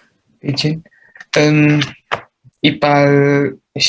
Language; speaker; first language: French; non-native, learner; Vietnamese